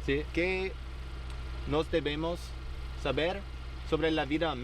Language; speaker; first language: Spanish; non-native, learner; English